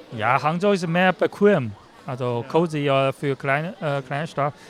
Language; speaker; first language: German; non-native, learner; Chinese